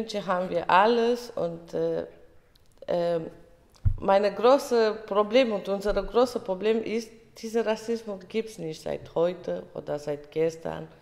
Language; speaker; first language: German; early bilingual, other home language; Romany